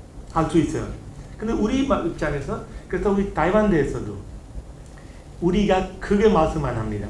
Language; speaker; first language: Korean; non-native, learner; Hindi